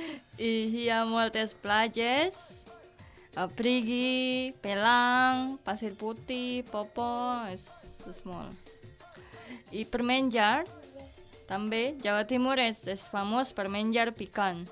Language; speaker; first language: Catalan; non-native, learner; Indonesian